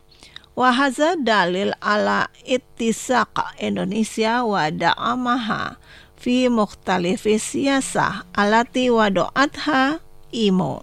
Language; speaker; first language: Arabic; non-native, fluent; Indonesian